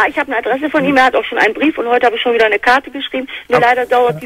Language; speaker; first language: German; native; German